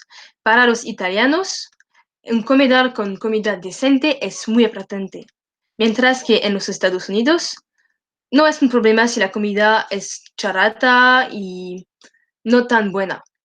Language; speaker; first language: Spanish; non-native, learner; French